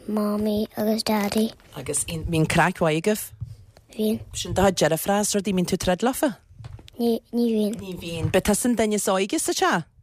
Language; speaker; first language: Irish; native; Irish